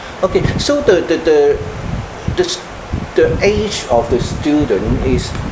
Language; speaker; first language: English; non-native, local second language; Cantonese